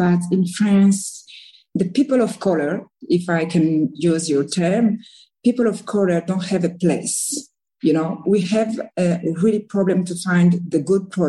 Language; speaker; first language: English; non-native, learner; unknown